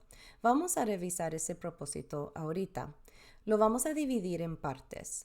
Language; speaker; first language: Spanish; early bilingual, heritage; Spanish